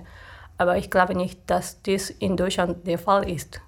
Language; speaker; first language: German; non-native, fluent; Japanese